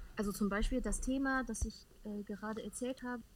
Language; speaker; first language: German; non-native, learner; Chinese